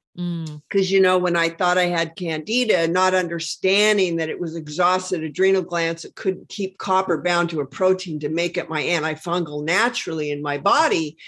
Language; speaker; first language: English; native; English